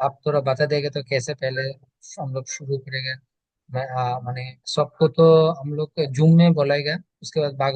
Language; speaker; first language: Hindi; non-native, learner; Bangla